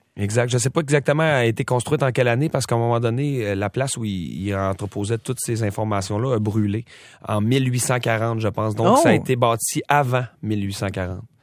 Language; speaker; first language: French; native; French